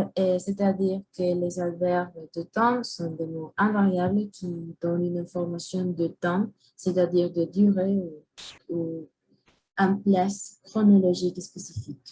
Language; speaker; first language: French; non-native, learner; Spanish